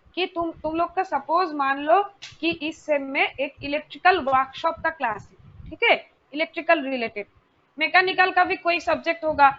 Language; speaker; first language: Hindi; non-native, local second language; Bangla